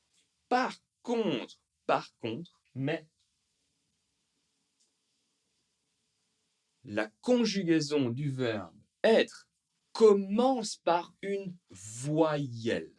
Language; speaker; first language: French; native; French